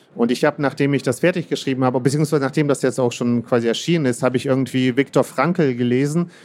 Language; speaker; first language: German; early bilingual, other home language; Russian